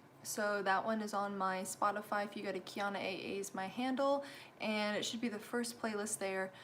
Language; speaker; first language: English; native; English